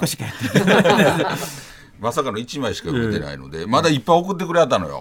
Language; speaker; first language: Japanese; native; Japanese